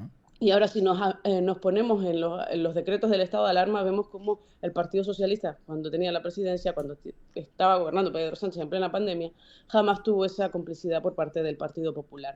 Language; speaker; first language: Spanish; native; Spanish